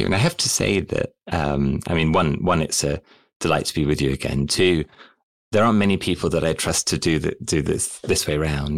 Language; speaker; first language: English; native; English